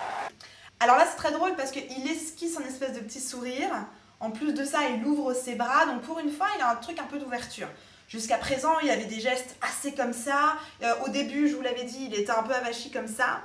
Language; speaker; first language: French; native; French